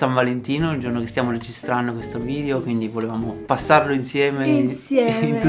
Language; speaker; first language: Italian; native; Italian